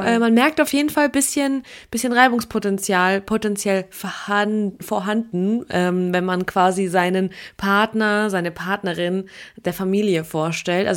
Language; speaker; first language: German; early bilingual, other home language; Russian